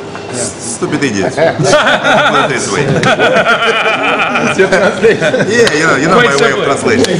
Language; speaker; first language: English; non-native, fluent; Russian